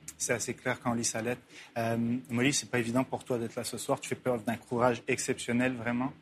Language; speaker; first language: French; native; French